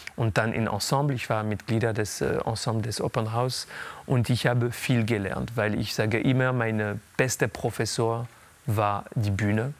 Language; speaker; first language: German; non-native, local second language; French